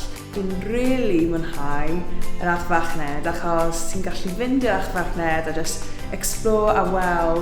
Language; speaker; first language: Welsh; non-native, learner; English